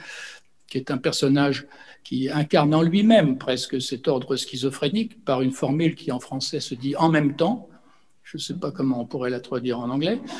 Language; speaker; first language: French; native; French